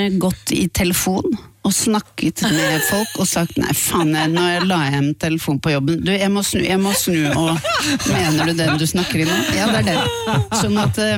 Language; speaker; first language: Norwegian; native; Norwegian